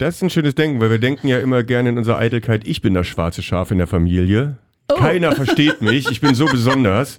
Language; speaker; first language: German; native; German